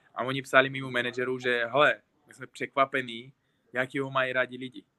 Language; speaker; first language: Czech; non-native, fluent; Uzbek